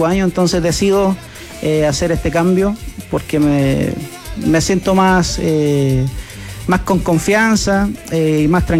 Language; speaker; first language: Spanish; native; Spanish